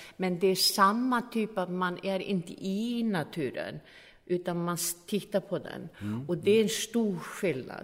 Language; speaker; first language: Swedish; non-native, fluent; Icelandic